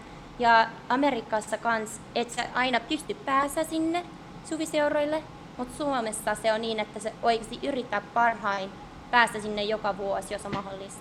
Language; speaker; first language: Finnish; early bilingual, heritage; English